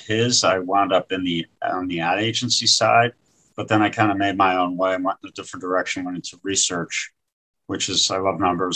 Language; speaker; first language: English; native; English